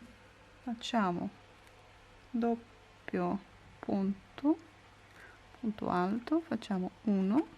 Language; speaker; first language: Italian; non-native, learner; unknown